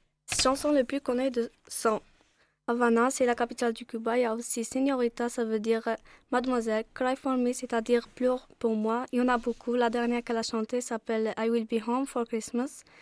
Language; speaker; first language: French; non-native, local second language; Arabic